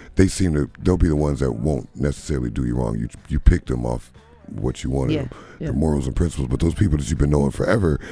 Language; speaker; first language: English; native; English